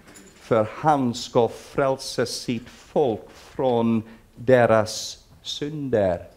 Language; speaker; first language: Swedish; non-native, fluent; English